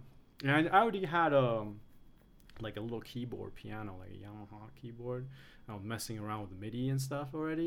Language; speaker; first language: English; early bilingual, other home language; Chinese